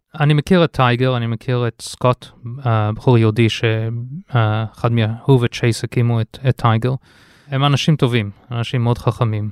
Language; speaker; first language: Hebrew; early bilingual, heritage; Hebrew